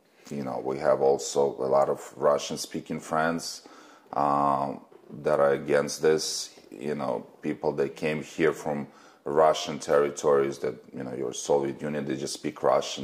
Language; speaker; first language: English; non-native, fluent; Russian